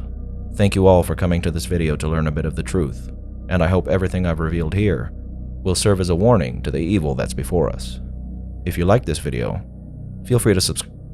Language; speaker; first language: English; native; English